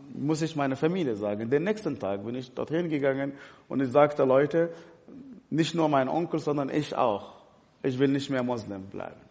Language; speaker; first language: German; non-native, fluent; Arabic